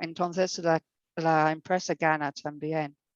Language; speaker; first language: Spanish; non-native, fluent; English